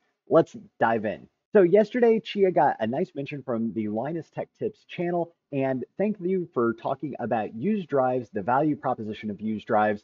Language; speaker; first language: English; native; English